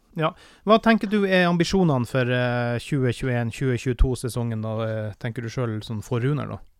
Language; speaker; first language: Norwegian; native; Norwegian